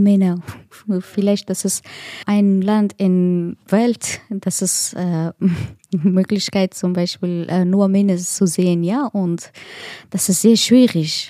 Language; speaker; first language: German; non-native, learner; Persian